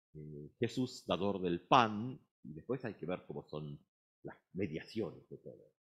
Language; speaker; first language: Spanish; native; Spanish